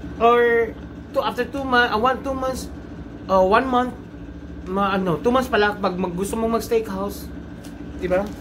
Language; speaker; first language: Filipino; non-native, local second language; Cebuano